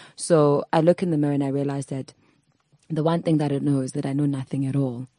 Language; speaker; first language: English; non-native, local second language; Zulu